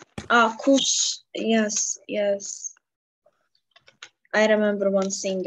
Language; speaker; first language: English; non-native, fluent; Ukrainian